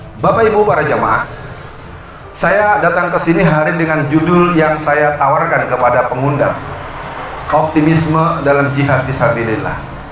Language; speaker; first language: Indonesian; native; Indonesian